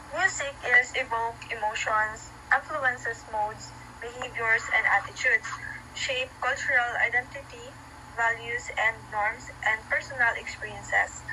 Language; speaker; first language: English; non-native, local second language; Filipino